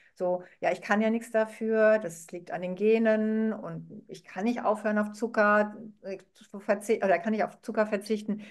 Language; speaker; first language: German; non-native, fluent; Arabic